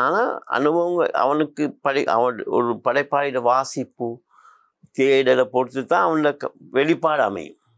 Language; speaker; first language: Tamil; non-native, local second language; Memoni